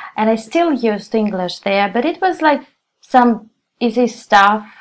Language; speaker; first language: English; non-native, fluent; Russian